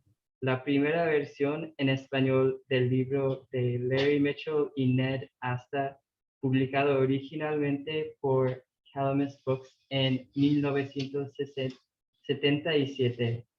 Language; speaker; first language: Spanish; non-native, learner; English